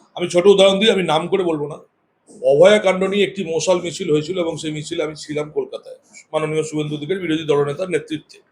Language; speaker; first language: Bangla; native; Bangla